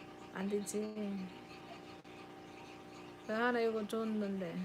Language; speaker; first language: Korean; non-native, learner; Filipino